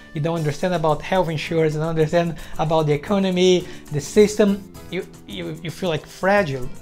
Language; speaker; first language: English; non-native, fluent; Portuguese